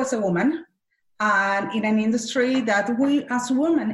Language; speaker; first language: English; non-native, fluent; Spanish